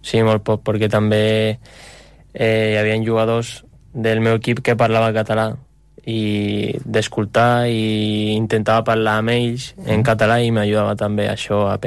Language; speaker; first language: Catalan; non-native, local second language; Spanish